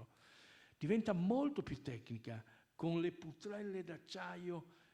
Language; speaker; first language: Italian; native; Italian